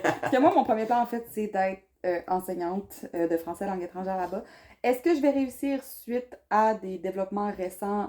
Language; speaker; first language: French; native; French